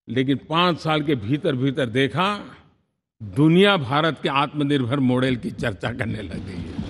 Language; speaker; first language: Hindi; non-native, local second language; Gujarati